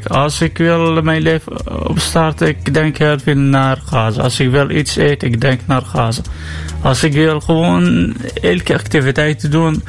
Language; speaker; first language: Dutch; non-native, learner; Arabic